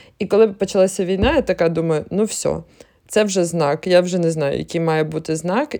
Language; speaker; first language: Ukrainian; non-native, local second language; Russian